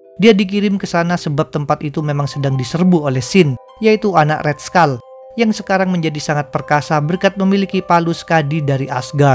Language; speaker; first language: Indonesian; native; Indonesian